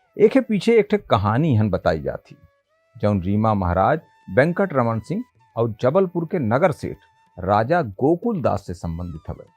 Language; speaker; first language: Hindi; native; Hindi